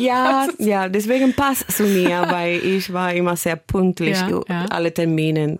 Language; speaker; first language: German; non-native, fluent; Spanish